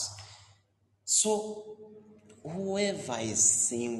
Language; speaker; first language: English; non-native, local second language; Ganda